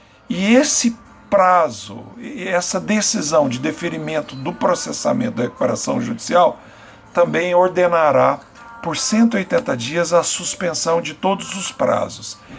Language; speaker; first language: Portuguese; native; Portuguese